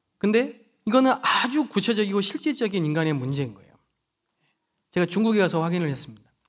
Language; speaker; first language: Korean; native; Korean